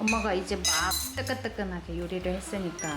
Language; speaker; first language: Korean; native; Korean